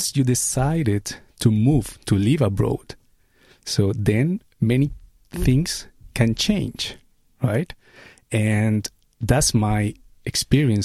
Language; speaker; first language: English; non-native, fluent; Spanish